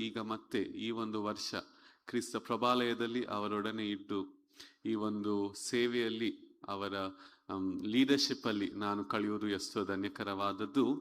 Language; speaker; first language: Kannada; non-native, local second language; Telugu